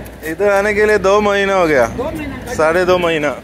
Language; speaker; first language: Hindi; non-native, local second language; Malayalam